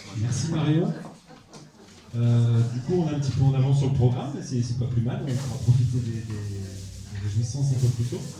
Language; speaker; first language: French; native; French